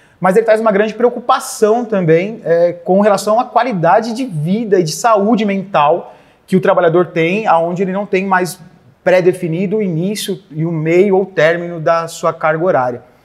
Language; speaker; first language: Portuguese; native; Portuguese